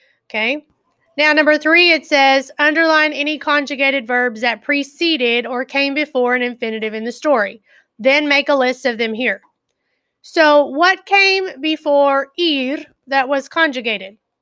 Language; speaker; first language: English; native; English